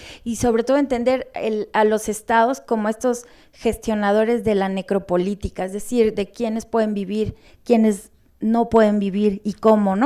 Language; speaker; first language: Spanish; native; Spanish